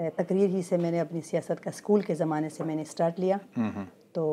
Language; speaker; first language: Urdu; non-native, local second language; Khowar